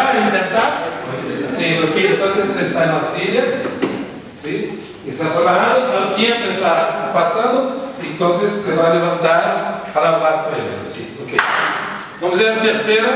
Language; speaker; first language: Spanish; non-native, learner; Portuguese